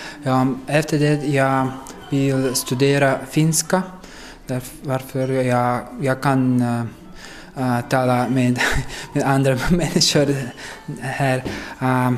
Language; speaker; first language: Swedish; non-native, learner; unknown